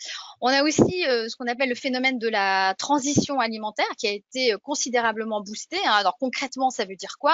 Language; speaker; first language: French; native; French